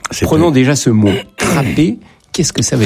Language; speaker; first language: French; native; French